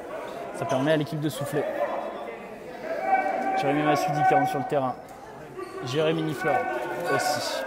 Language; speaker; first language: French; native; French